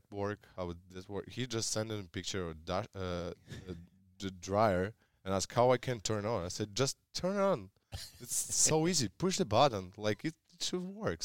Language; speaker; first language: English; non-native, learner; Russian